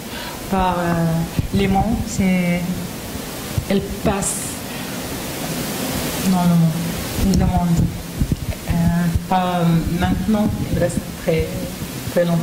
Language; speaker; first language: French; non-native, fluent; Arabic